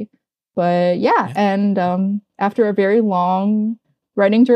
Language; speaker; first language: English; native; English